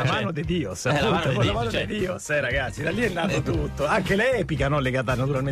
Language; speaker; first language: Italian; native; Italian